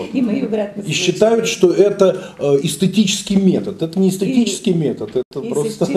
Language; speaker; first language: Russian; native; Russian